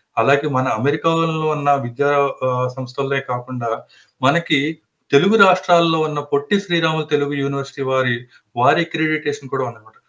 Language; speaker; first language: Telugu; native; Telugu